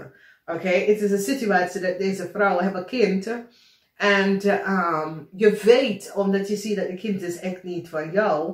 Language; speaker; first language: Dutch; non-native, fluent; English